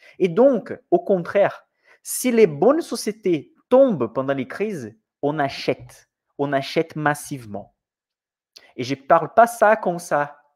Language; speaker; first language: French; non-native, fluent; Portuguese